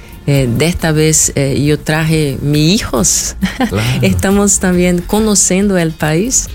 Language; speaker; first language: Spanish; non-native, fluent; Portuguese